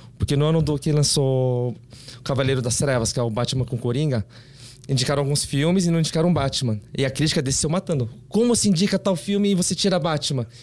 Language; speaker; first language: Portuguese; early bilingual, other home language; Korean